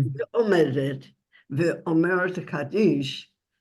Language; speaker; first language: Hebrew; non-native, learner; English